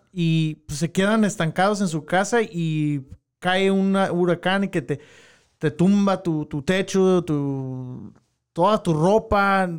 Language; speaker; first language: Spanish; early bilingual, heritage; Spanish